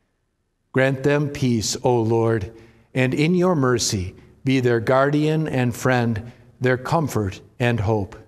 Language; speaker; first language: English; native; English